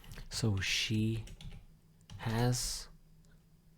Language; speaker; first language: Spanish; non-native, learner; English